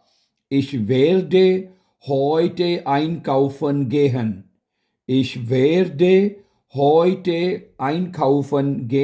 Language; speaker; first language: German; non-native, local second language; Urdu